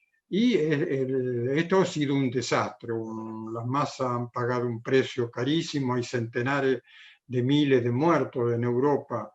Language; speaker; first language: Spanish; non-native, fluent; Italian